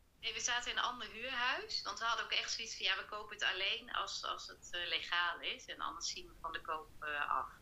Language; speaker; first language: Dutch; native; Dutch